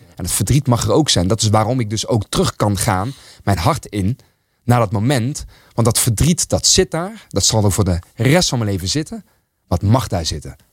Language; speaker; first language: Dutch; early bilingual, other home language; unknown